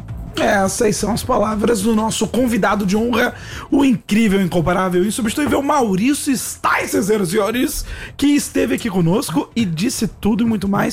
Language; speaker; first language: Portuguese; native; Portuguese